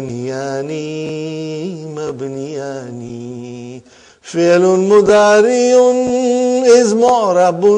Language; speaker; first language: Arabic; non-native, fluent; Urdu